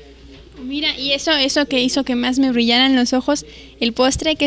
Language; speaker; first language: Spanish; native; Spanish